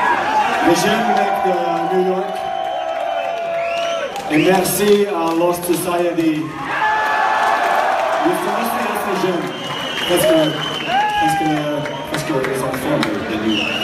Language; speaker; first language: French; non-native, learner; Finnish